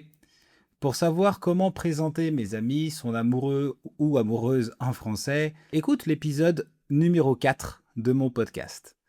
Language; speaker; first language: French; native; French